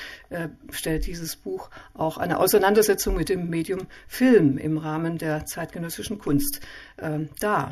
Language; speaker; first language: German; native; German